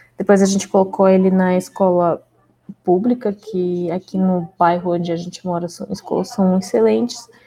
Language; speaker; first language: Portuguese; non-native, fluent; Russian